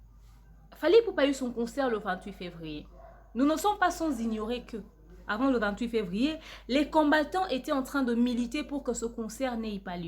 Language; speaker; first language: French; non-native, local second language; Lingala